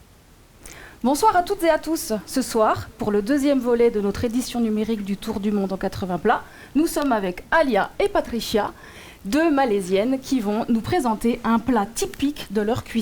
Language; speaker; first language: French; native; French